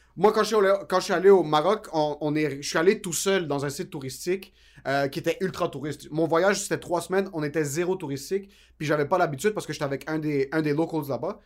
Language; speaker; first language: French; early bilingual, other home language; Arabic